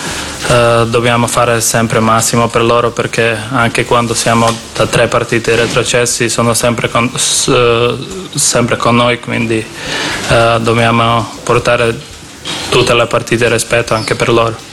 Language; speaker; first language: Italian; non-native, learner; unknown